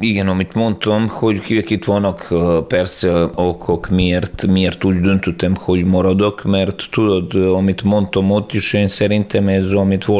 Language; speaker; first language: Hungarian; non-native, learner; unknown